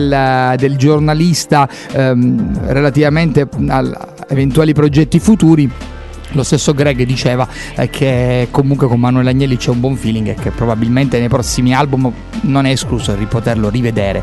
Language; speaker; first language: Italian; native; Italian